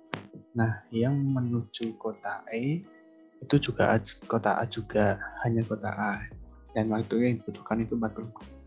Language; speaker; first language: Indonesian; native; Indonesian